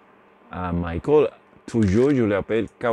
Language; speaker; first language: French; non-native, learner; Spanish